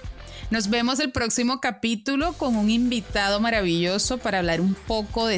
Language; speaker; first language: Spanish; native; Spanish